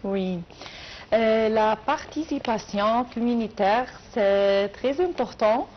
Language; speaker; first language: French; non-native, learner; Arabic